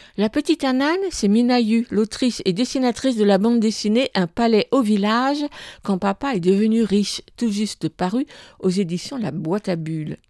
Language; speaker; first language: French; native; French